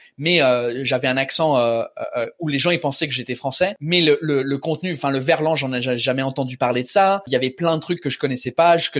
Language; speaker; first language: French; early bilingual, other home language; English